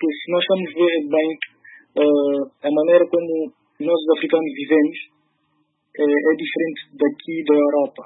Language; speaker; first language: Portuguese; early bilingual, other home language; Upper Guinea Crioulo